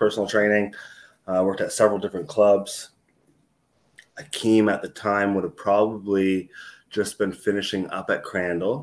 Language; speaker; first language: English; native; English